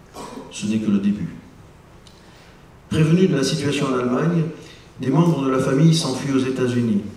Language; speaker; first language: French; native; French